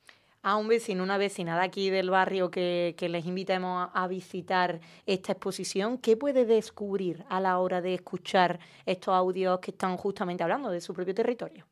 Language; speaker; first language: Spanish; native; Spanish